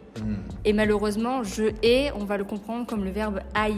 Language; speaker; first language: French; native; French